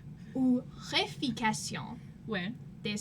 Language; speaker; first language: French; non-native, learner; English